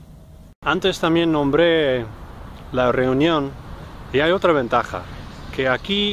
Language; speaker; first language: Spanish; non-native, fluent; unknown